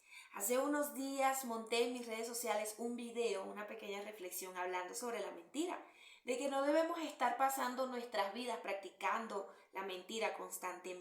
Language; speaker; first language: Spanish; native; Spanish